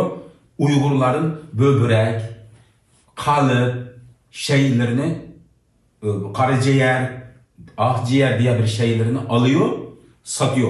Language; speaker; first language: Turkish; non-native, learner; Uyghur